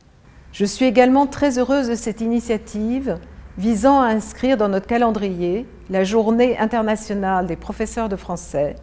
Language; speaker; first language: French; native; French